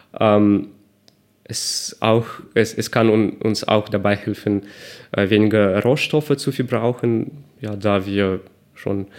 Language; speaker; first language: German; non-native, fluent; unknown